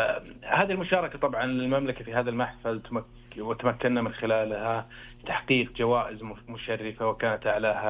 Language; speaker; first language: Arabic; native; Arabic